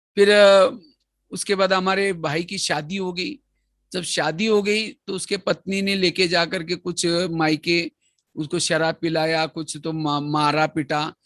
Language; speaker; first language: Hindi; non-native, local second language; Marathi